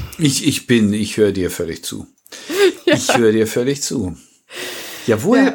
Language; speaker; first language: German; native; German